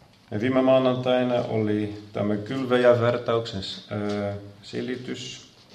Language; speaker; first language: Finnish; non-native, fluent; Dutch